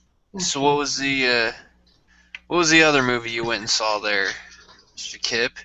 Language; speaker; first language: English; native; English